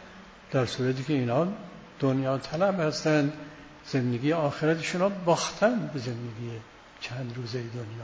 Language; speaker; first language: Persian; native; Persian